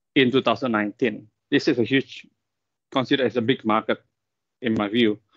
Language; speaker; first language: English; non-native, fluent; Indonesian